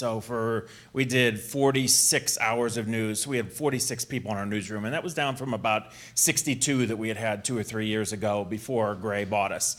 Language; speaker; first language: English; native; English